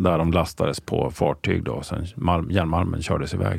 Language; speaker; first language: Swedish; native; Swedish